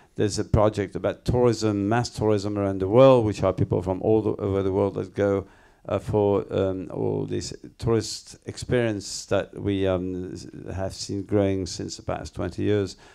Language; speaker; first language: English; non-native, fluent; French